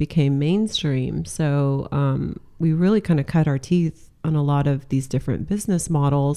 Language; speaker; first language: English; native; English